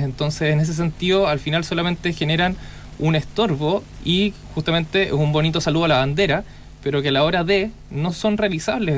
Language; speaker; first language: Spanish; native; Spanish